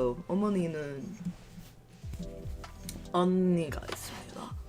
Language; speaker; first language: Korean; non-native, learner; English